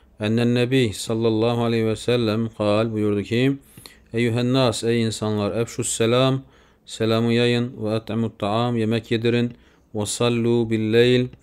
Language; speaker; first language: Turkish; native; Turkish